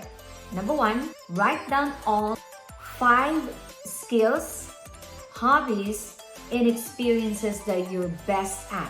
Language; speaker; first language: English; non-native, local second language; Filipino